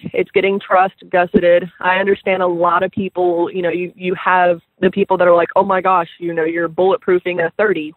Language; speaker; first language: English; native; English